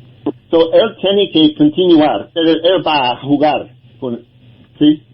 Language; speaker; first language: Spanish; non-native, learner; English